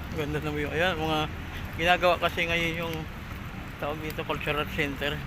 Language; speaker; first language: Filipino; native; Filipino